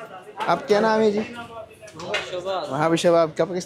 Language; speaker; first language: Hindi; non-native, learner; Filipino